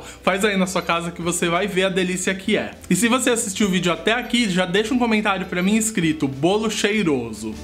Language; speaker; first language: Portuguese; native; Portuguese